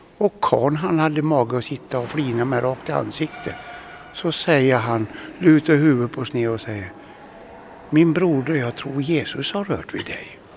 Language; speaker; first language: Swedish; native; Swedish